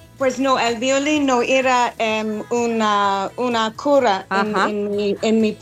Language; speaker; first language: Spanish; non-native, learner; English